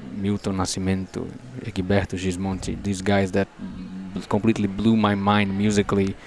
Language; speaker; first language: English; non-native, fluent; Portuguese